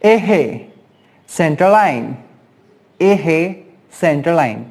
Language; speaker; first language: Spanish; non-native, learner; Hindi